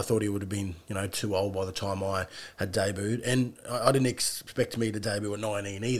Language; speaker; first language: English; native; English